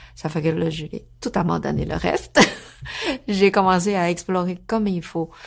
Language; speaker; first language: French; non-native, fluent; Chinese